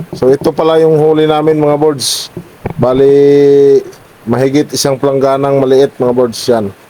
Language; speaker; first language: Filipino; non-native, local second language; Waray